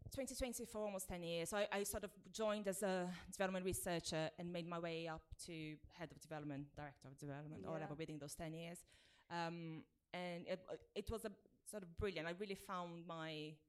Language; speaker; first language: English; non-native, fluent; Portuguese